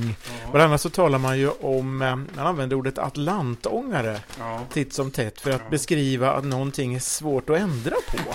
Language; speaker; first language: Swedish; native; Swedish